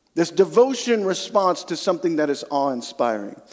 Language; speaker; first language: English; native; English